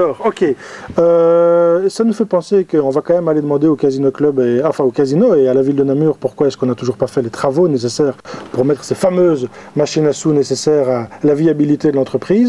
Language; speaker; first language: French; native; French